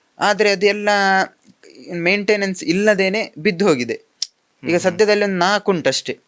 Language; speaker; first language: Kannada; non-native, local second language; Tulu